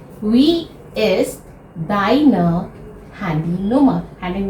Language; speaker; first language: German; non-native, fluent; Hindi